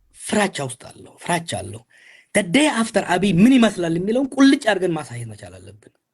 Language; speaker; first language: Amharic; non-native, local second language; Oromo